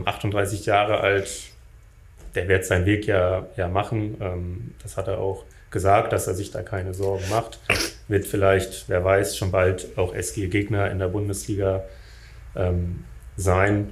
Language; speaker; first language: German; native; German